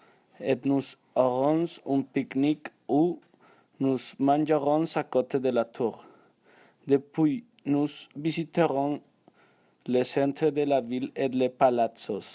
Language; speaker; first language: French; non-native, learner; Spanish